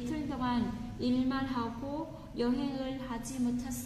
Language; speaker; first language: Korean; non-native, fluent; Vietnamese